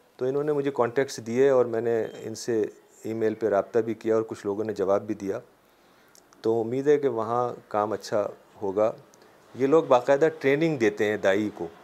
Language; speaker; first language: Urdu; native; Urdu